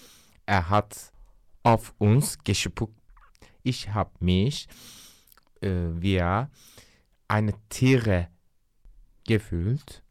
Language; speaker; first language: German; non-native, learner; Turkish